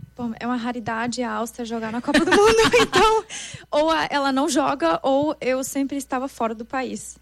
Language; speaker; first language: Portuguese; non-native, fluent; German